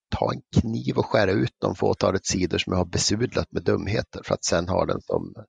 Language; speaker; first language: Swedish; native; Swedish